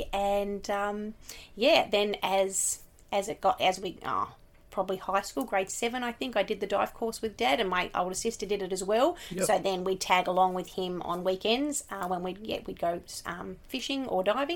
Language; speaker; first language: English; native; English